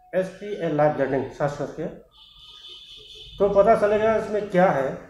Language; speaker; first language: Hindi; non-native, local second language; Bodo